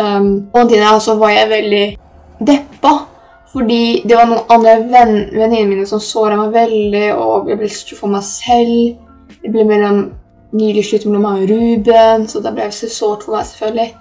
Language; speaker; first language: Norwegian; early bilingual, other home language; Polish